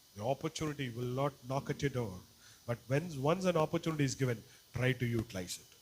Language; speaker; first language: English; non-native, local second language; Tamil